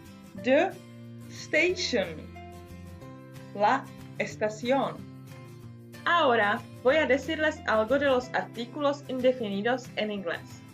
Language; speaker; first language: Spanish; non-native, fluent; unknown